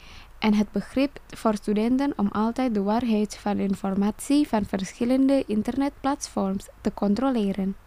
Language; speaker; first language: Dutch; non-native, fluent; Indonesian